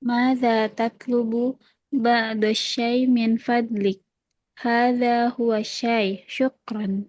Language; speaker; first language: Arabic; non-native, learner; Indonesian